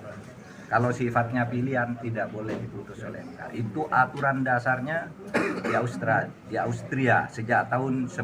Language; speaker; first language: Indonesian; non-native, local second language; Madurese